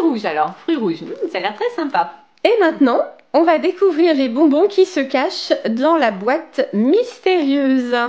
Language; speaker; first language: French; native; French